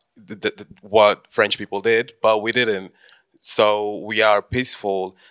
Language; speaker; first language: English; early bilingual, heritage; Portuguese